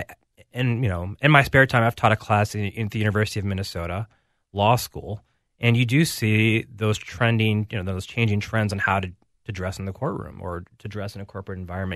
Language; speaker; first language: English; native; English